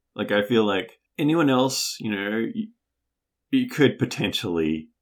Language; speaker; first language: English; native; English